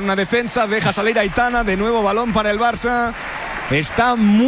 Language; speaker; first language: Spanish; native; Spanish